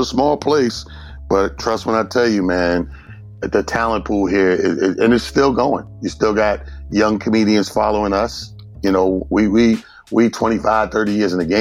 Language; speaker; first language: English; native; English